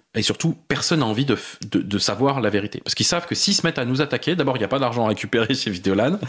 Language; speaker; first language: French; native; French